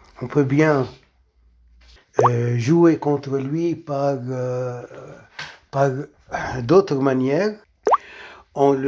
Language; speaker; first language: French; non-native, local second language; Arabic